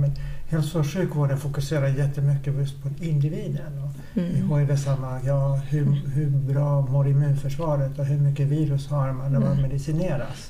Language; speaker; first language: Swedish; native; Swedish